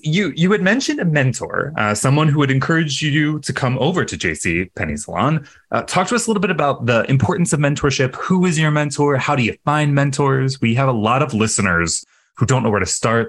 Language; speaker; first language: English; native; English